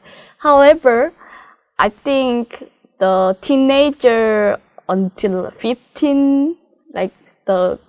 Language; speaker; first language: English; non-native, learner; Korean